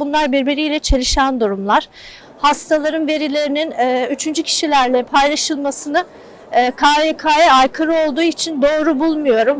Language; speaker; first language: Turkish; non-native, local second language; Kurdish